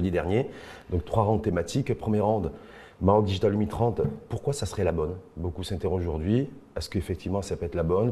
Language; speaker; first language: French; non-native, local second language; Arabic